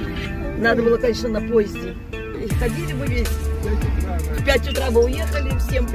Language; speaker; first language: Russian; native; Russian